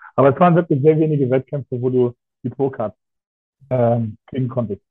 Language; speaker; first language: German; non-native, fluent; Russian